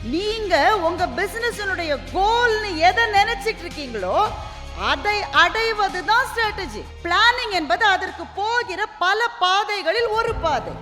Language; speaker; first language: Tamil; native; Tamil